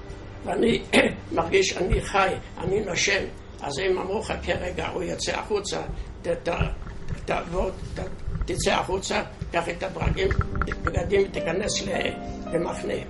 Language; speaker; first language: Hebrew; non-native, fluent; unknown